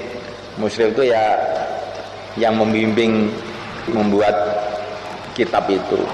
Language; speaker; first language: Indonesian; native; Indonesian